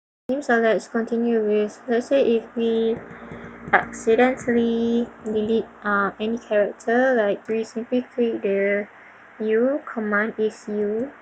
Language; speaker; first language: English; non-native, local second language; Malay